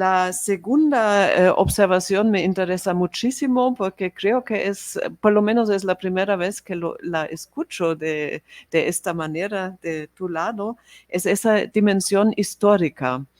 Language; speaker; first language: Spanish; non-native, fluent; German